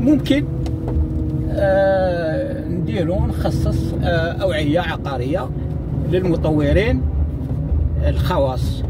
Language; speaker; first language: Arabic; native; Arabic